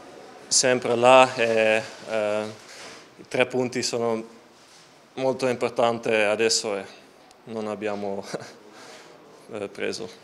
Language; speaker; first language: Italian; non-native, learner; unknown